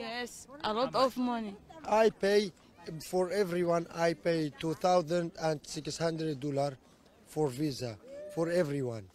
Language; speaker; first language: English; non-native, learner; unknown